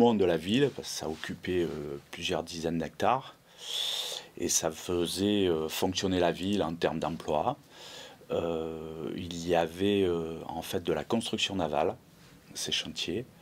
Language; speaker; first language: French; native; French